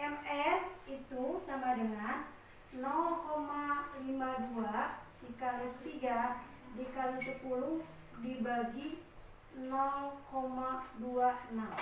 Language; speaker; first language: Indonesian; native; Indonesian